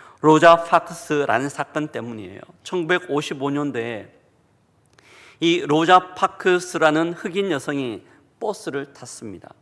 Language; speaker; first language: Korean; native; Korean